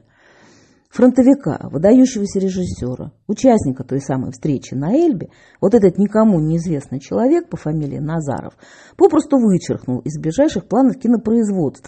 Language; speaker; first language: Russian; native; Russian